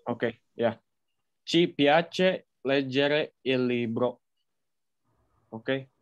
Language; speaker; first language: Italian; non-native, fluent; Indonesian